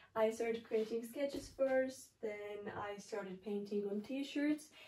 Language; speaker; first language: English; non-native, fluent; Georgian